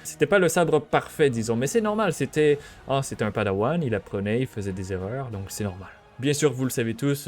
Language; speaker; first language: French; native; French